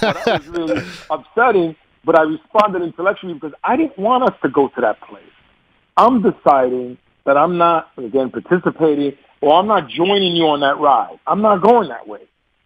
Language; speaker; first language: English; native; English